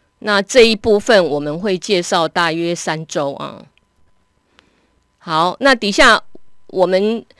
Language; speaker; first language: Chinese; native; Chinese